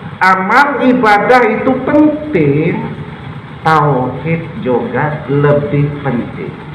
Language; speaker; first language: Malay; non-native, local second language; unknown